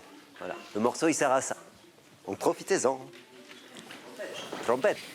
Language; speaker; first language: French; native; French